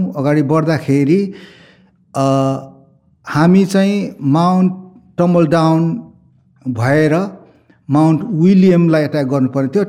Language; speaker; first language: Nepali; native; Nepali